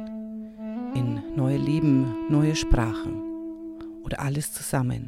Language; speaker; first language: German; native; German